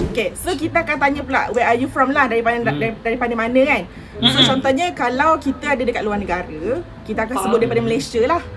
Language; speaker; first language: Malay; non-native, fluent; Korean